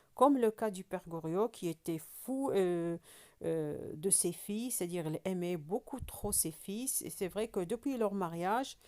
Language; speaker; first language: French; non-native, local second language; Arabic